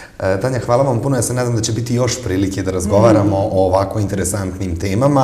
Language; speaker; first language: Bosnian; native; Bosnian